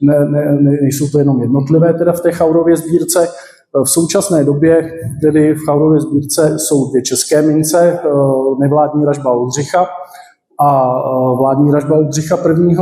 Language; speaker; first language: Czech; native; Czech